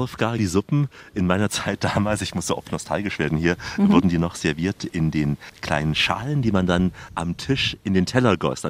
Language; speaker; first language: German; native; German